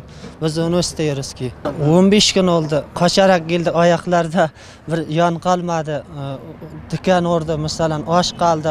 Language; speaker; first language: Turkish; non-native, learner; Uzbek